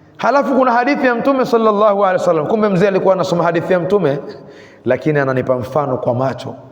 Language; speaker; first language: Swahili; native; Swahili